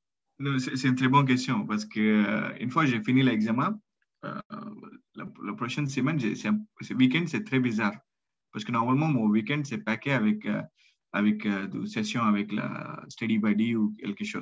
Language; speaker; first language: French; non-native, learner; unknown